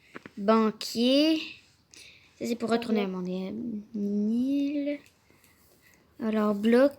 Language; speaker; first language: French; native; French